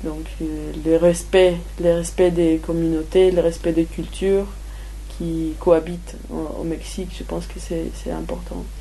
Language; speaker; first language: French; non-native, fluent; Spanish